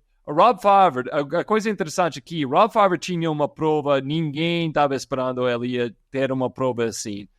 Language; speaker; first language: Portuguese; non-native, fluent; English